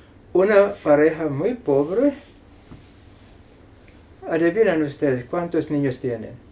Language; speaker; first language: Spanish; non-native, fluent; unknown